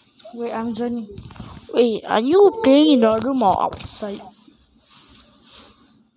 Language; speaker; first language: English; non-native, local second language; Malay